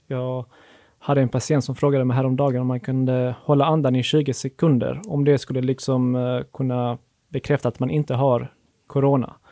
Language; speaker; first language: Swedish; native; Swedish